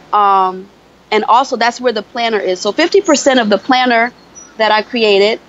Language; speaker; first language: English; native; English